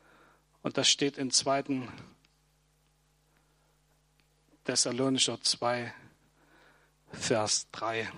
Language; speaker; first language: German; native; German